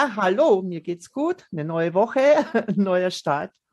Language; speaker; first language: German; native; German